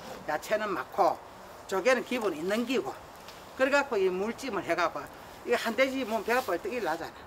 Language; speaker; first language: Korean; native; Korean